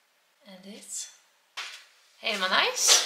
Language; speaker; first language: Dutch; native; Dutch